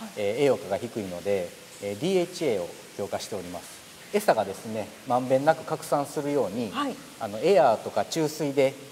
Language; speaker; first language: Japanese; native; Japanese